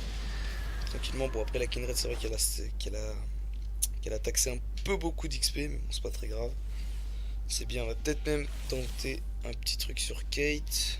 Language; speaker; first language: French; native; French